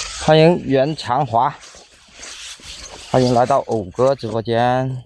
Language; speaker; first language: Chinese; native; Chinese